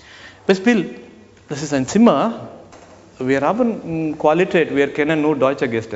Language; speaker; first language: German; non-native, learner; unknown